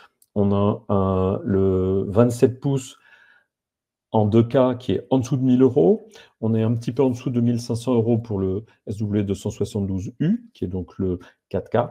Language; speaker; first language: French; native; French